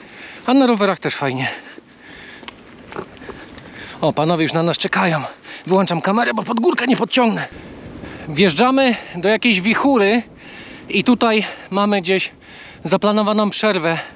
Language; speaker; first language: Polish; native; Polish